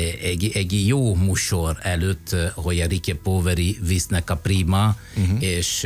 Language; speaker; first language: Hungarian; non-native, fluent; Italian